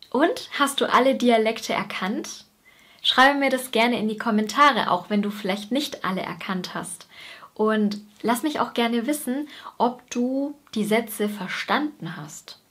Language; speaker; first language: German; native; German